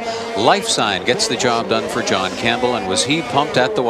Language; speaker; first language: English; native; English